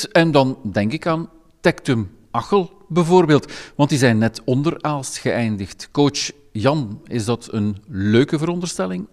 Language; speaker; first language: Dutch; native; Dutch